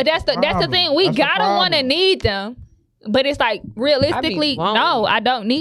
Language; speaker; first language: English; native; English